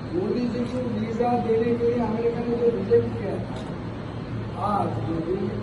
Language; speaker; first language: Hindi; non-native, local second language; Telugu